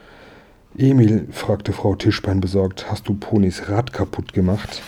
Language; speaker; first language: German; native; German